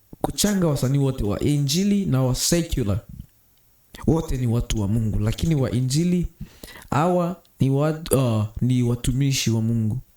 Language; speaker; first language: Swahili; native; Swahili